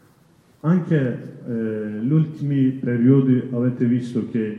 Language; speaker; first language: Italian; non-native, learner; Kurdish